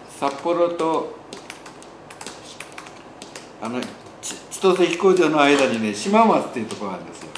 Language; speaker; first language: Japanese; native; Japanese